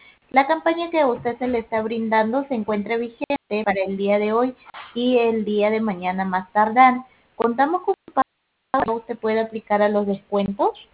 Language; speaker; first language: Spanish; native; Spanish